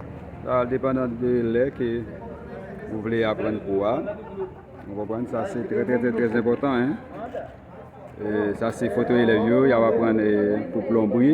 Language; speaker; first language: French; non-native, local second language; Haitian Creole